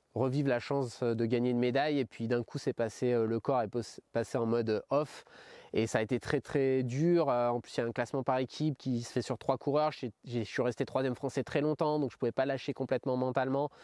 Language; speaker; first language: French; native; French